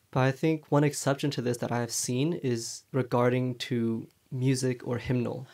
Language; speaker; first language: English; early bilingual, other home language; Chinese